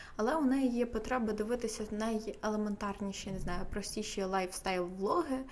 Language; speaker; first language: Ukrainian; native; Ukrainian